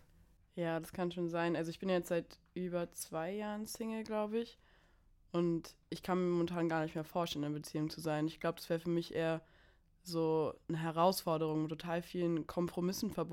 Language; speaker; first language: German; native; German